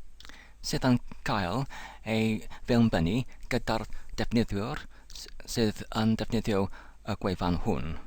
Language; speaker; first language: Welsh; non-native, fluent; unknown